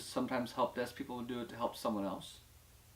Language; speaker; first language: English; native; English